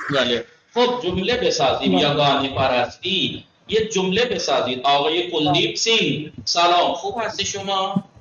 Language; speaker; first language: Persian; non-native, fluent; Urdu